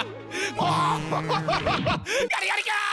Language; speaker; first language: Japanese; native; Japanese